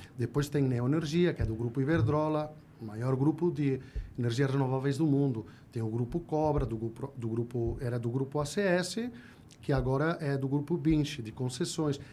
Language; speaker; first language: Portuguese; non-native, fluent; Spanish